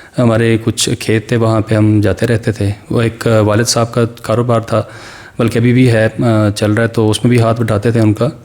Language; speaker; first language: Urdu; non-native, local second language; Pashto